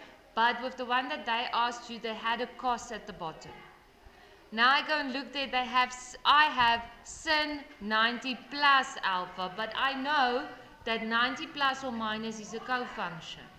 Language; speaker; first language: English; non-native, local second language; Afrikaans